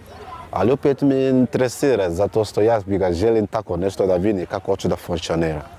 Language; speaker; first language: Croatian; non-native, learner; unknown